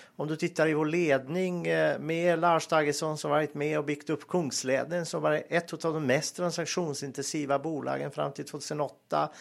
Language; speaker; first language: Swedish; non-native, fluent; Serbian